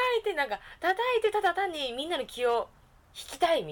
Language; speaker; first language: Japanese; native; Japanese